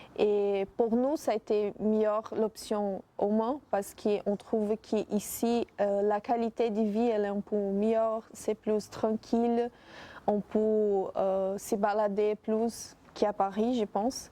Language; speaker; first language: French; non-native, fluent; Portuguese